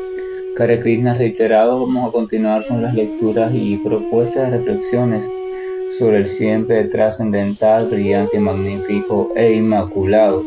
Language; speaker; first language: Spanish; native; Spanish